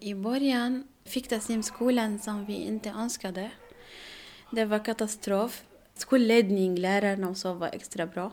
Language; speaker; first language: Swedish; non-native, learner; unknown